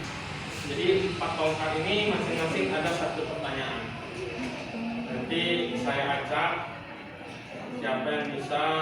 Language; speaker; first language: Indonesian; native; Indonesian